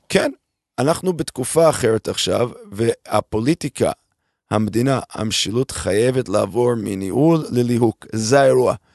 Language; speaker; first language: Hebrew; non-native, fluent; English